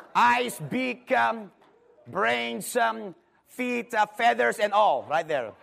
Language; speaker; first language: English; non-native, local second language; Filipino